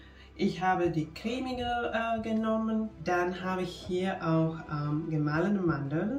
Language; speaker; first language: German; non-native, fluent; Finnish